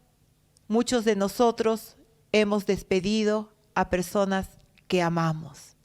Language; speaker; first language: Spanish; native; Spanish